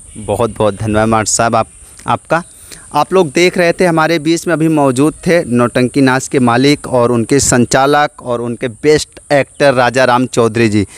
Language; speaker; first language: Hindi; native; Hindi